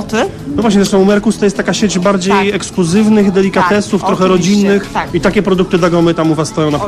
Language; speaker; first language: Polish; native; Polish